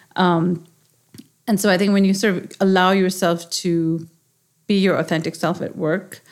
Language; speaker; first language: English; non-native, local second language; Urdu